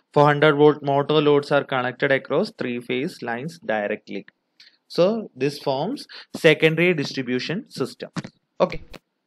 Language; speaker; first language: English; non-native, local second language; Malayalam